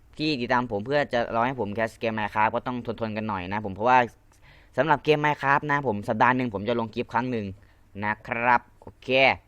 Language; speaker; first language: Thai; non-native, local second language; Lao